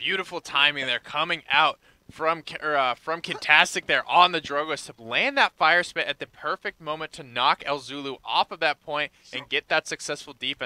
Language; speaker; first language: English; native; English